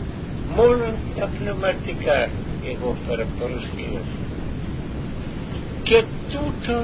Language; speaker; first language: Greek; non-native, fluent; Russian